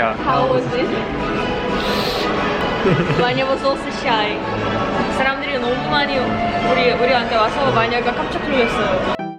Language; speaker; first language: Korean; non-native, learner; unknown